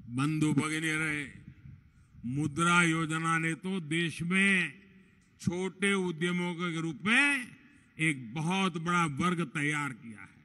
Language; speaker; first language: Hindi; non-native, local second language; Gujarati